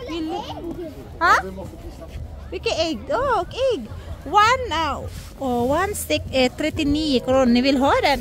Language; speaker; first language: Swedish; non-native, learner; Filipino